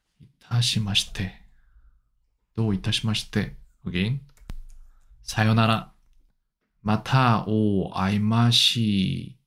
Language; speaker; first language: Japanese; non-native, learner; Korean